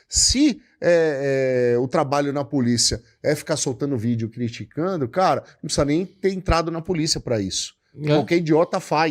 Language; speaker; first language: Portuguese; native; Portuguese